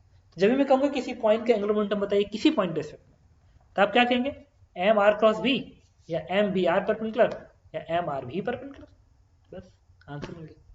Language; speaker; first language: Hindi; native; Hindi